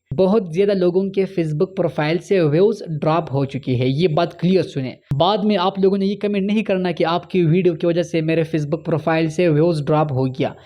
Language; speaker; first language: Urdu; non-native, local second language; Punjabi